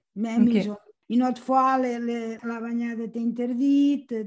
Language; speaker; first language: French; non-native, fluent; Spanish